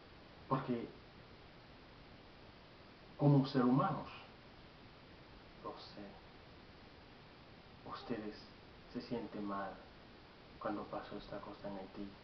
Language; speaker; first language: Spanish; non-native, learner; Haitian Creole